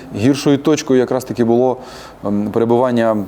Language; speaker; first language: Ukrainian; native; Ukrainian